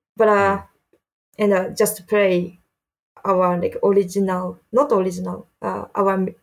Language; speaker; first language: English; non-native, learner; Japanese